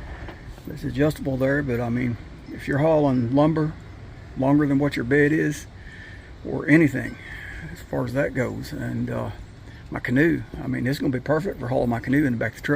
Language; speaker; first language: English; native; English